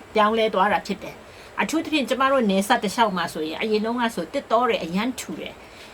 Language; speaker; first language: Burmese; non-native, local second language; Kachin